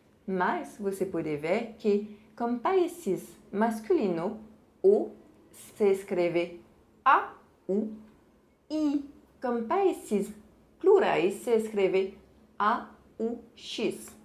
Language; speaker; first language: Portuguese; non-native, fluent; French